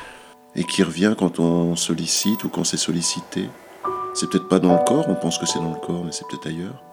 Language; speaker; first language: French; native; French